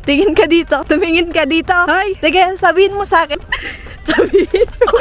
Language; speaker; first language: Filipino; native; Filipino